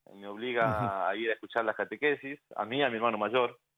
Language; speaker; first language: Spanish; native; Spanish